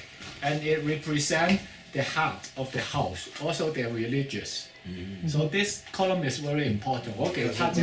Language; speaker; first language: English; non-native, fluent; Chinese